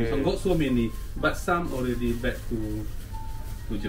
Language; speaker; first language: English; non-native, local second language; Malay